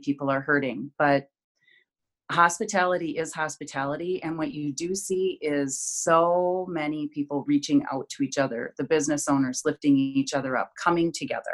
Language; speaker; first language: English; native; English